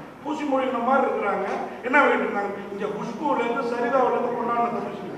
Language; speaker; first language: Tamil; native; Tamil